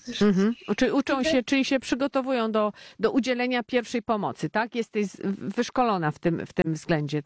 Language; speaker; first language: Polish; native; Polish